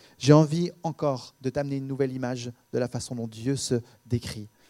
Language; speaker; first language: French; native; French